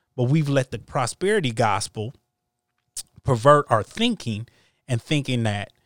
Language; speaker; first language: English; native; English